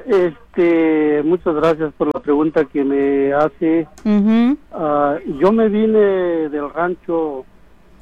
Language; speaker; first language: Spanish; native; Spanish